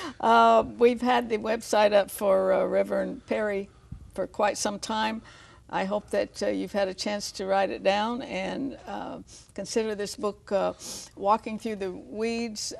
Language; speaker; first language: English; native; English